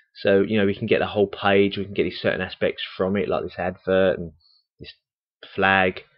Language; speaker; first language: English; native; English